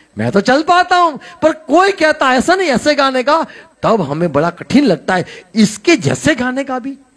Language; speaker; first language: Hindi; non-native, local second language; Gujarati